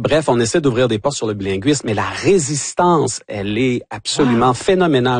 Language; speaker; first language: French; native; French